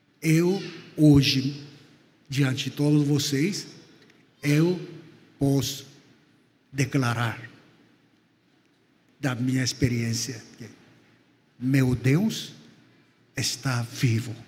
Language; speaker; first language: Portuguese; non-native, fluent; Korean